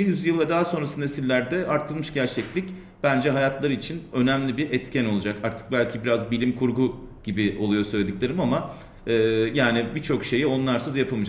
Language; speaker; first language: Turkish; native; Turkish